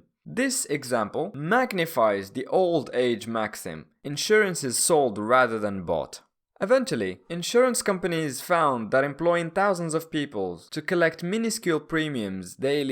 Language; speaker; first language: English; non-native, fluent; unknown